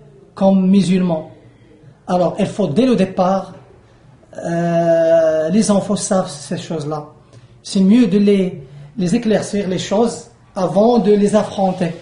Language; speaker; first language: French; non-native, local second language; Arabic